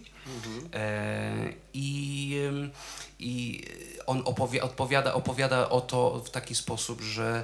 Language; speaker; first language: Polish; non-native, fluent; Portuguese